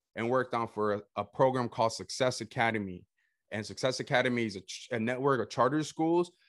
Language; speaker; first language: English; early bilingual, other home language; Spanish